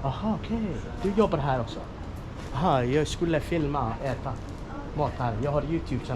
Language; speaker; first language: Swedish; non-native, learner; Somali